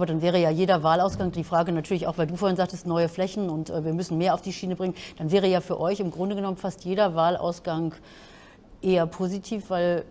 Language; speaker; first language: German; native; German